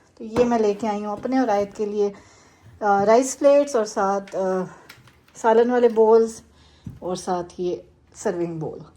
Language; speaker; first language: Urdu; native; Urdu